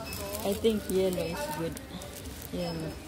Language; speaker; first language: English; non-native, learner; Filipino